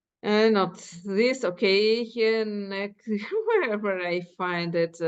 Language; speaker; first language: English; non-native, fluent; Ukrainian